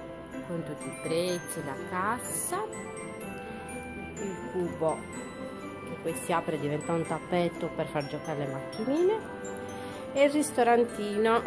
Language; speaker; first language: Italian; native; Italian